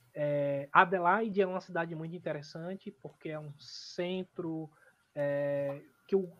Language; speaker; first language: Portuguese; native; Portuguese